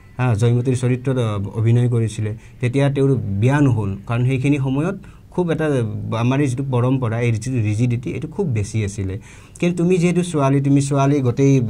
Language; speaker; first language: Assamese; native; Assamese